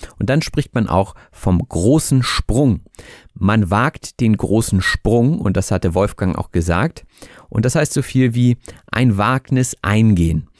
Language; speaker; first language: German; native; German